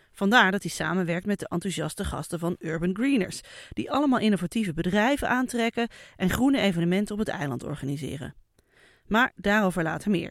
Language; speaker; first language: Dutch; native; Dutch